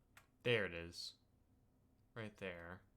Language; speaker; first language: English; native; English